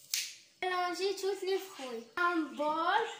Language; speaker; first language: French; non-native, learner; Arabic